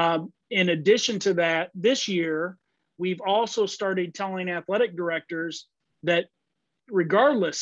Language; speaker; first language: English; native; English